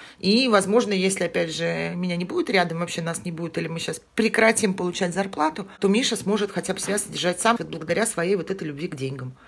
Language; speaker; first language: Russian; native; Russian